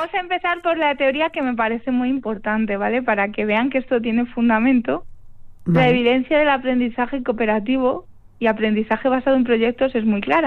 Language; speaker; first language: Spanish; native; Spanish